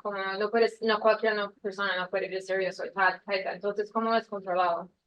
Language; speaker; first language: Spanish; non-native, learner; English